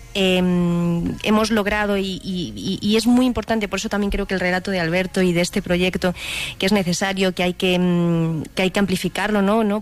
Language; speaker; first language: Spanish; native; Spanish